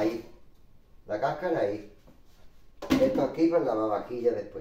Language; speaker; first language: Spanish; native; Spanish